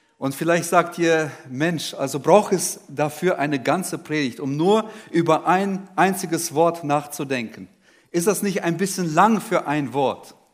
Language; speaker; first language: German; early bilingual, other home language; Russian